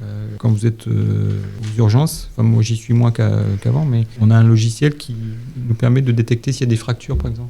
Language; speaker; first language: French; native; French